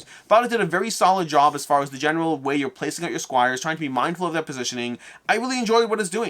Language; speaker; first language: English; native; English